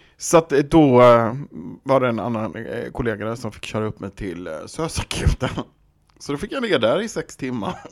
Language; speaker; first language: Swedish; native; Swedish